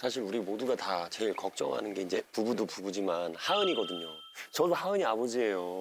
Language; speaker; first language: Korean; native; Korean